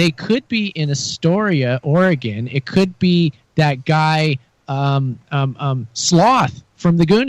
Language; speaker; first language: English; native; English